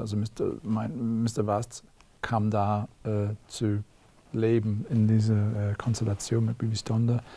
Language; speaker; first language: German; non-native, fluent; English